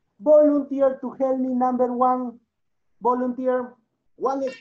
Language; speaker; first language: English; non-native, learner; Spanish